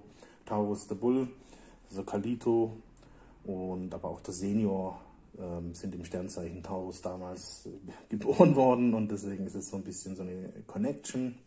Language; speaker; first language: German; native; German